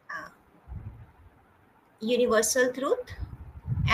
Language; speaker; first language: English; non-native, fluent; Hindi